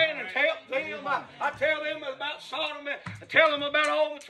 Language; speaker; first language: English; native; English